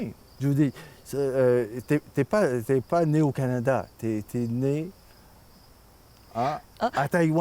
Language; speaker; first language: French; native; French